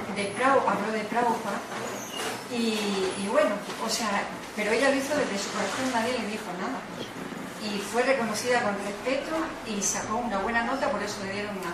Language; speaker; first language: Spanish; native; Spanish